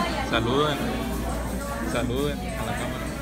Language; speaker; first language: Spanish; native; Spanish